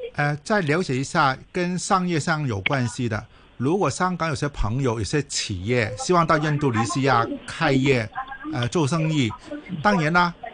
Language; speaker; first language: Chinese; non-native, local second language; Cantonese